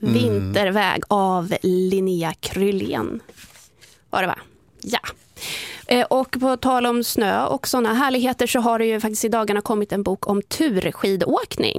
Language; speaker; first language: Swedish; native; Swedish